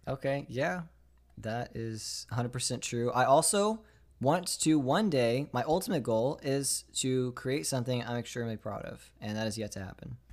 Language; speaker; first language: English; native; English